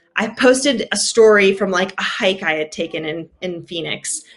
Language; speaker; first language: English; native; English